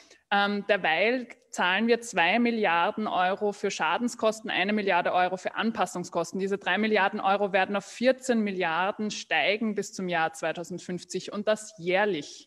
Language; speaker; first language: German; native; German